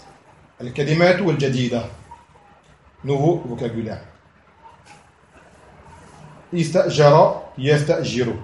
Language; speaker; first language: Arabic; non-native, fluent; French